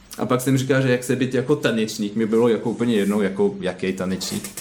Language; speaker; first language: Czech; non-native, learner; French